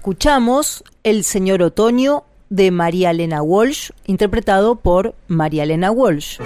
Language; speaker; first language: Spanish; native; Spanish